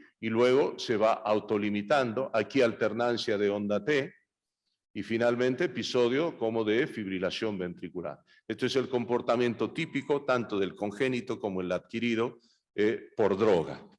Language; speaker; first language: Spanish; native; Spanish